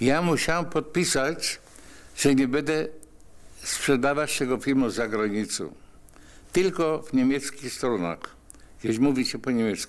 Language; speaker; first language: Polish; non-native, fluent; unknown